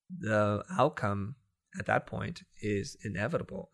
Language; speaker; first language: English; native; English